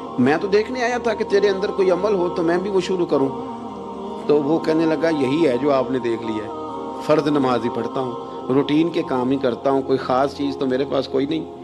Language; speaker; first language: Urdu; non-native, local second language; Punjabi